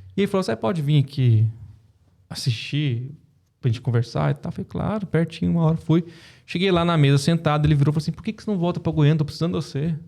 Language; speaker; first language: Portuguese; native; Portuguese